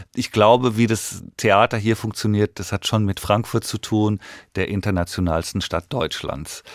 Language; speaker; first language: German; native; German